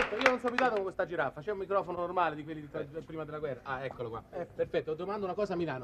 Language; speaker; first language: Italian; native; Italian